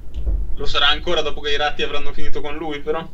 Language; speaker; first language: Italian; native; Italian